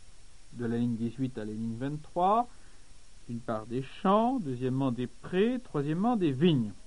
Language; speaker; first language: French; native; French